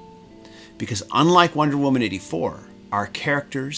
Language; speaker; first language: English; native; English